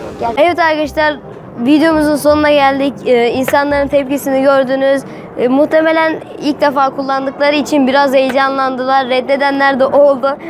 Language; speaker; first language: Turkish; native; Turkish